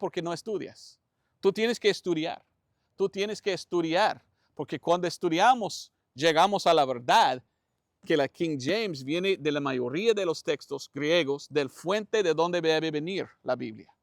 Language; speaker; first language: Spanish; non-native, fluent; English